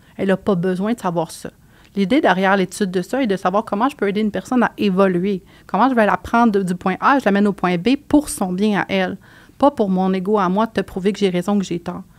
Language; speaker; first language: French; native; French